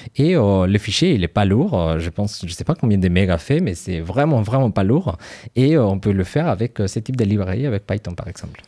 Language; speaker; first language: French; non-native, fluent; Spanish